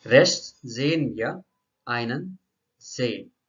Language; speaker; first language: German; non-native, fluent; Marathi